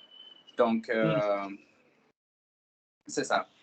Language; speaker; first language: French; non-native, fluent; Portuguese